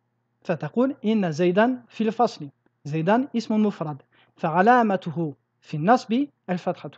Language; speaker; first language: Arabic; non-native, fluent; French